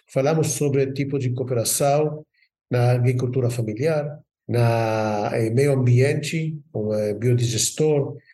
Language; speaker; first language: Portuguese; non-native, fluent; Hebrew